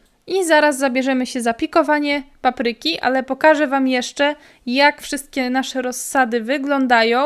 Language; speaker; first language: Polish; native; Polish